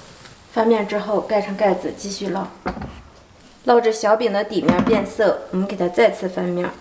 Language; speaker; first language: Chinese; native; Chinese